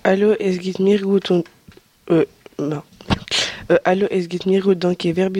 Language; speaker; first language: German; non-native, learner; French